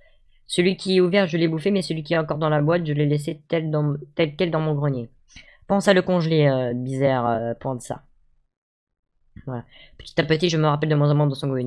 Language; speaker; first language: French; native; French